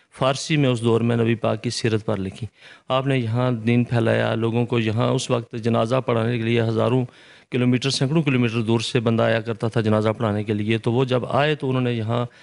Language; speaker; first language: Urdu; non-native, local second language; Punjabi